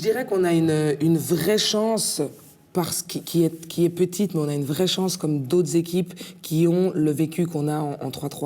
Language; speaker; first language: French; native; French